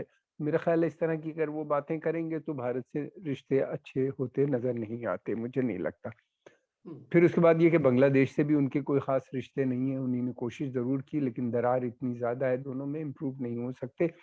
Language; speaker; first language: Hindi; native; Hindi